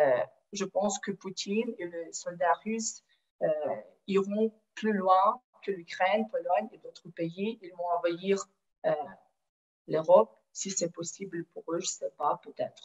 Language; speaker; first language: French; non-native, fluent; Ukrainian